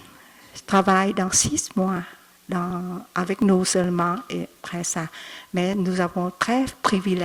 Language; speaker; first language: French; non-native, learner; Vietnamese